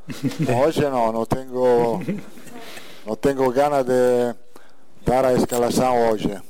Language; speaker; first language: Portuguese; non-native, learner; Italian